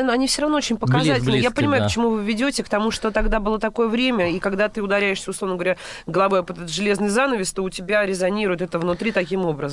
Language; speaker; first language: Russian; native; Russian